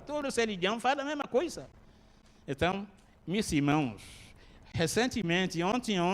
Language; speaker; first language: Portuguese; non-native, learner; Arabic